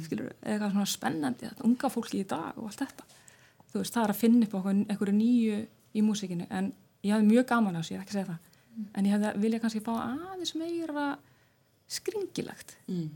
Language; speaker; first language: Icelandic; native; Icelandic